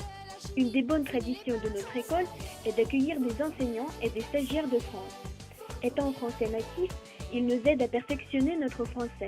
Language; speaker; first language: French; non-native, fluent; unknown